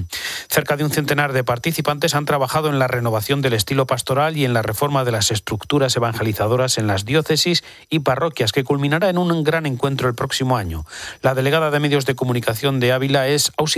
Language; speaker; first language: Spanish; native; Spanish